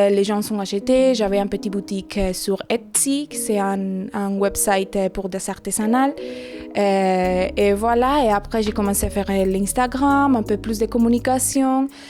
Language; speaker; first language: French; non-native, fluent; Spanish